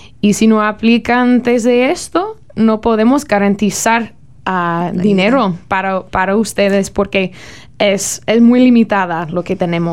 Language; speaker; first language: Spanish; non-native, learner; English